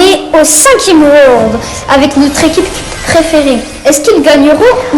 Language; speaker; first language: French; native; French